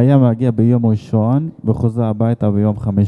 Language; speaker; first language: Hebrew; non-native, fluent; Arabic